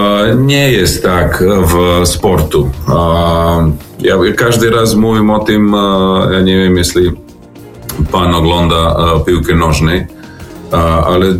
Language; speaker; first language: Polish; non-native, learner; Serbian